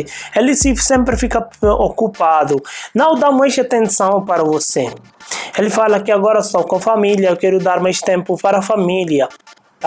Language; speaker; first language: Portuguese; non-native, fluent; Hindi